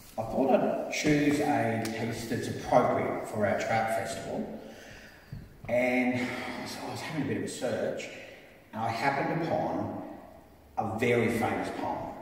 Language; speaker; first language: English; native; English